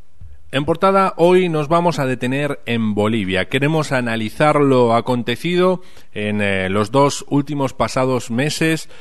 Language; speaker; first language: Spanish; native; Spanish